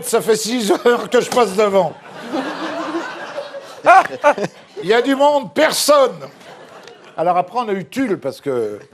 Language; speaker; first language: French; native; French